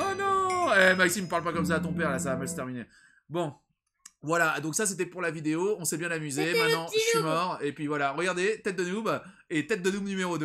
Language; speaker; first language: French; native; French